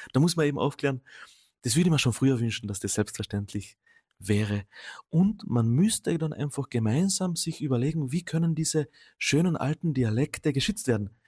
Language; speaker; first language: German; non-native, local second language; Slovenian